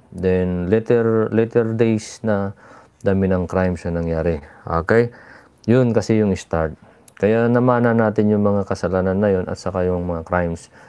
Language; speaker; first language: Filipino; non-native, local second language; Iloko